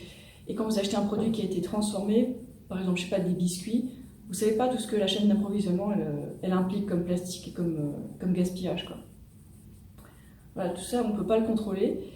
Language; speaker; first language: French; native; French